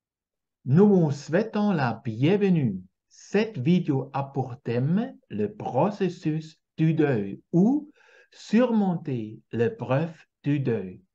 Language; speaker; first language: French; non-native, fluent; German